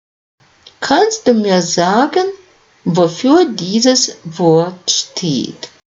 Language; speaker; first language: German; non-native, fluent; Russian